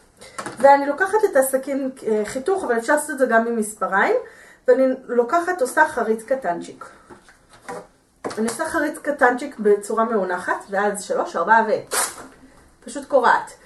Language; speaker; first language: Hebrew; native; Hebrew